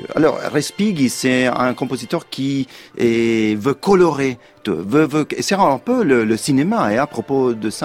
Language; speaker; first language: French; non-native, fluent; Italian